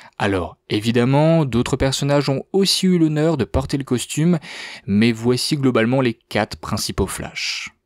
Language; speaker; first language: French; native; French